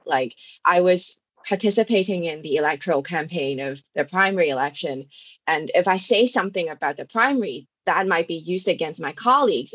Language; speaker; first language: English; non-native, local second language; Cantonese